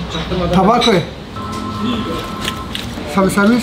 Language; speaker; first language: Arabic; non-native, learner; Turkish